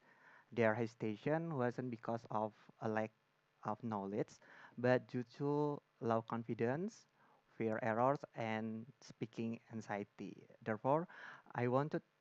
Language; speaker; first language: English; non-native, learner; Indonesian